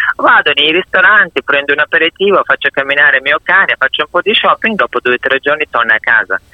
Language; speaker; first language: Italian; non-native, fluent; Turkish